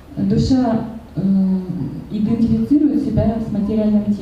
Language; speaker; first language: Russian; native; Russian